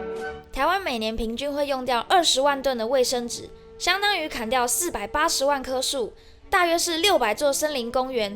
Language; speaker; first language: Chinese; native; Chinese